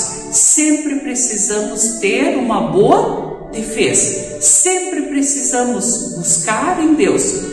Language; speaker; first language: Portuguese; native; Portuguese